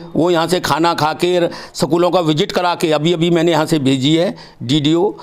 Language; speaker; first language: Hindi; native; Hindi